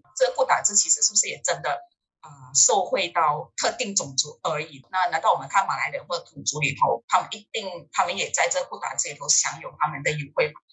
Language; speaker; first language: Chinese; native; Chinese